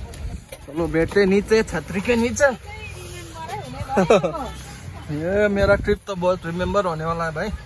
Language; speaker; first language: Hindi; non-native, local second language; Nepali